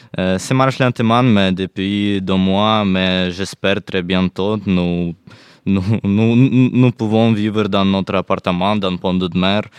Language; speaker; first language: French; non-native, learner; Ukrainian